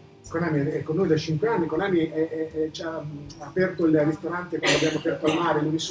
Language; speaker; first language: Italian; native; Italian